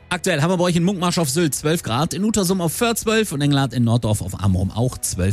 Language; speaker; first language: German; native; German